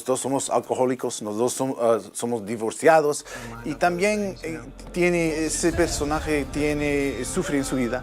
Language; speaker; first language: Spanish; non-native, learner; English